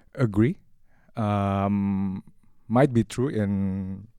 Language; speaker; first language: English; non-native, fluent; Indonesian